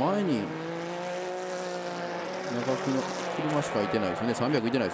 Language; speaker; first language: Japanese; native; Japanese